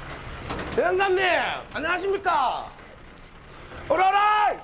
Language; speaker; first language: Korean; native; Korean